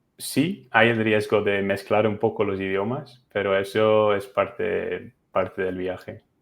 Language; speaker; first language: Spanish; non-native, fluent; Dutch